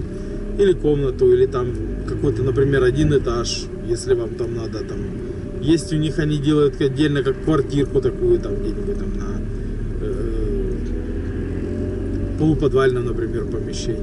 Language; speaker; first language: Russian; native; Russian